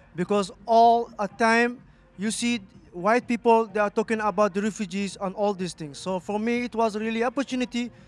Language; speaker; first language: English; non-native, fluent; Somali